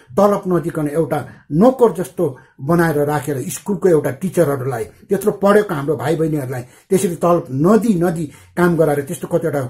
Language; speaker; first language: Nepali; native; Nepali